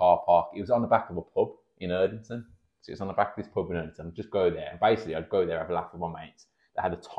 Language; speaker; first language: English; native; English